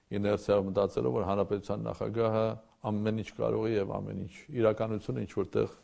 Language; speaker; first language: Armenian; native; Armenian